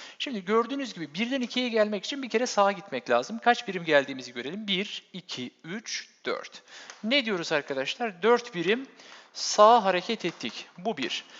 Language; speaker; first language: Turkish; native; Turkish